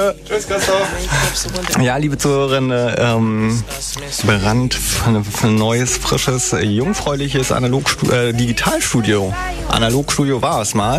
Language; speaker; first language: German; native; German